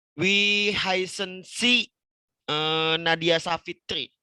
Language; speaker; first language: German; non-native, learner; Indonesian